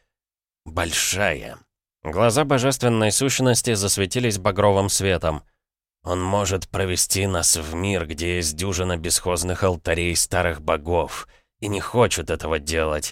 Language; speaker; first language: Russian; native; Russian